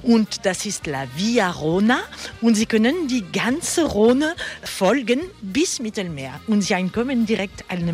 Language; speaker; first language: German; non-native, learner; French